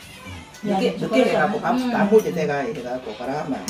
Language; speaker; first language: Korean; native; Korean